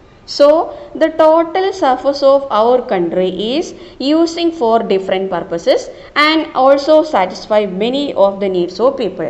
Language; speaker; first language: English; non-native, local second language; Malayalam